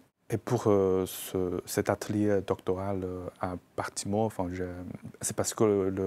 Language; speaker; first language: French; non-native, fluent; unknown